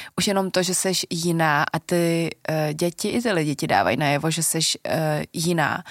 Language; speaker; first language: Czech; early bilingual, other home language; Vietnamese